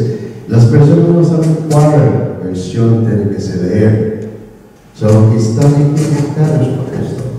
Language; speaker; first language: Spanish; non-native, learner; Korean